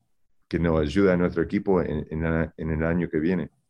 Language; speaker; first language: Spanish; early bilingual, heritage; Spanish